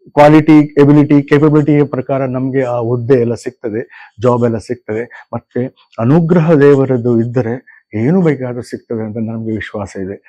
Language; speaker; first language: Kannada; non-native, local second language; Konkani